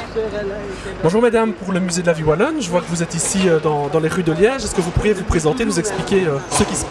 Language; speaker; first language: French; native; French